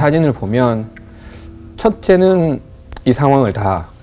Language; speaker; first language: Korean; native; Korean